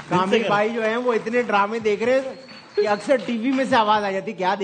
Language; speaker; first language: Urdu; native; Urdu